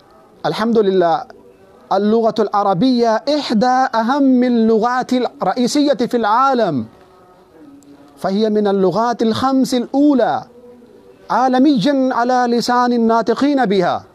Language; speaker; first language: Arabic; non-native, fluent; Urdu